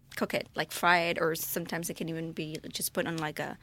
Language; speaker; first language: English; non-native, fluent; Morisyen